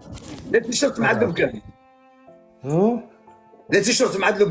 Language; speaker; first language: Arabic; native; Arabic